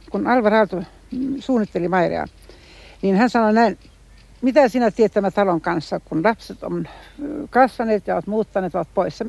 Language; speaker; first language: Finnish; non-native, local second language; Swedish